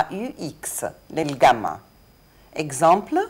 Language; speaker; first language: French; non-native, fluent; Arabic